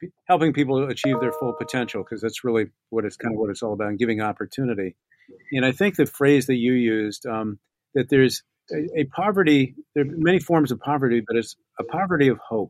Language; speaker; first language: English; native; English